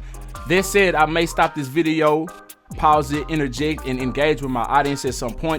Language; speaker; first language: English; native; English